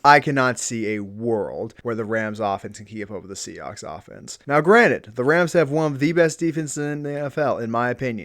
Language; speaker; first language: English; native; English